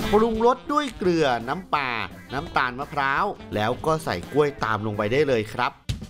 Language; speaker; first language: Thai; native; Thai